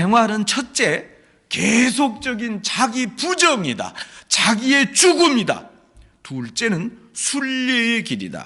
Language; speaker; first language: Korean; native; Korean